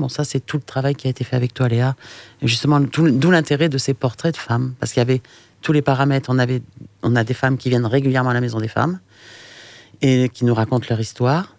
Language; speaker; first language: French; native; French